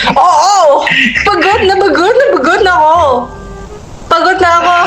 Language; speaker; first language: Filipino; non-native, learner; Indonesian